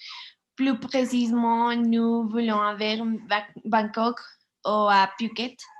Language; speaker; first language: French; non-native, learner; Spanish